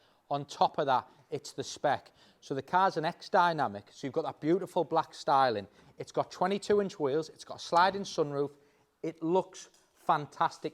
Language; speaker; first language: English; native; English